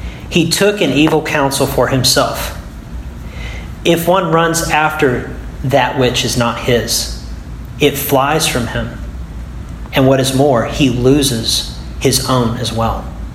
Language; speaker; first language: English; native; English